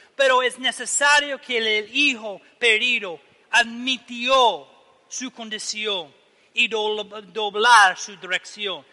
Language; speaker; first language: Spanish; non-native, learner; English